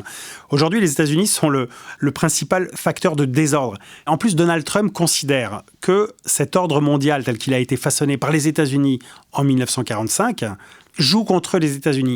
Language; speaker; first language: French; native; French